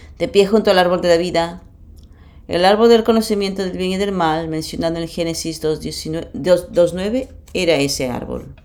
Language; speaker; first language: Spanish; non-native, fluent; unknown